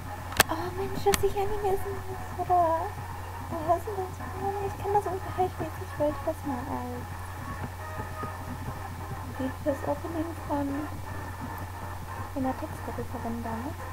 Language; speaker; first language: German; native; German